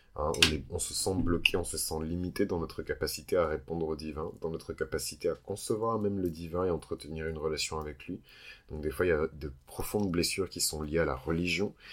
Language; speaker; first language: French; early bilingual, other home language; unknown